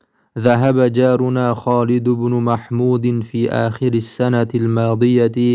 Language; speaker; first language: Arabic; non-native, fluent; Uzbek